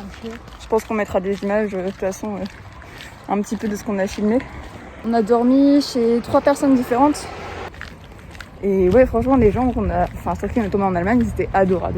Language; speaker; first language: French; native; French